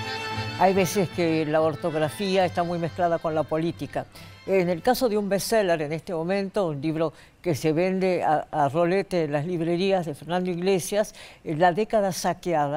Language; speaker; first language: Spanish; native; Spanish